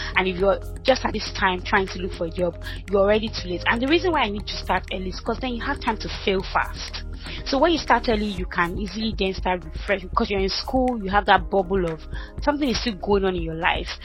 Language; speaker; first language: English; non-native, local second language; Yoruba